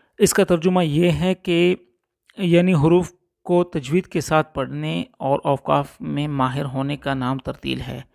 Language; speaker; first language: Urdu; non-native, local second language; Punjabi